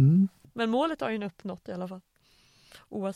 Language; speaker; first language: Swedish; native; Swedish